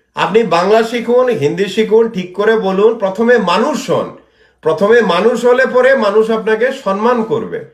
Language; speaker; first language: Bangla; native; Bangla